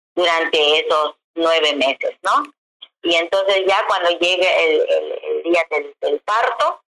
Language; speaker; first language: Spanish; non-native, local second language; Yucateco